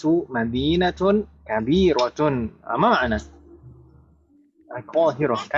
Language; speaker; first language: Arabic; non-native, fluent; Indonesian